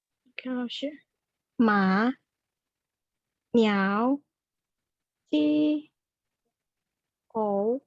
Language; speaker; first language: Chinese; non-native, learner; Indonesian